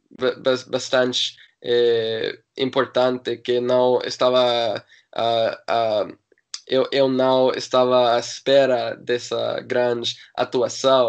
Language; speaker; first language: Portuguese; non-native, learner; English